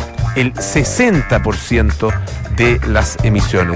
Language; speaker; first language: Spanish; native; Spanish